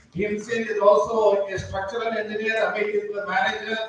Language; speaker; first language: English; non-native, local second language; Kannada